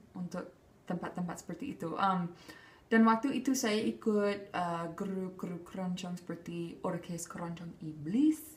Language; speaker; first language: Indonesian; non-native, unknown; English